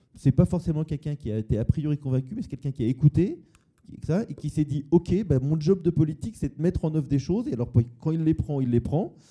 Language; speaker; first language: French; native; French